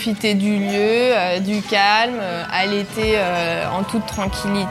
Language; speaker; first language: French; native; French